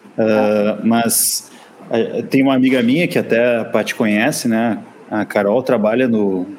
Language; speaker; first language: Portuguese; native; Portuguese